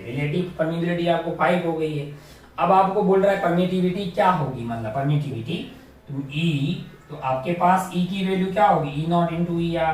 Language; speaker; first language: Hindi; native; Hindi